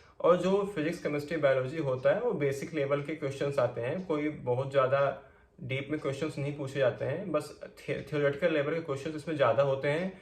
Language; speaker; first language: Hindi; native; Hindi